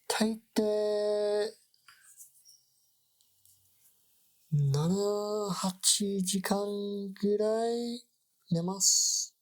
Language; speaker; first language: Japanese; non-native, learner; English